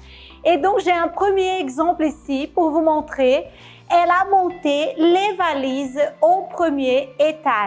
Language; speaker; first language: French; non-native, fluent; Portuguese